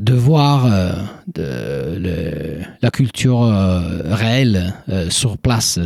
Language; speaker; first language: French; non-native, fluent; Italian